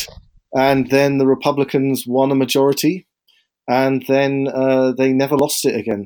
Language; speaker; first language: English; native; English